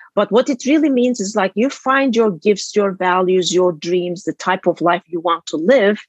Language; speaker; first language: English; non-native, fluent; Turkish